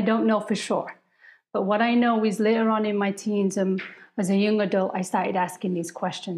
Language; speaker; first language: English; native; English